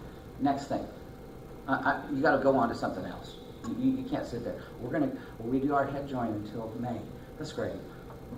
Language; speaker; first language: English; native; English